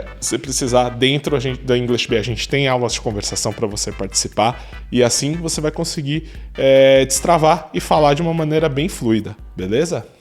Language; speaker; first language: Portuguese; native; Portuguese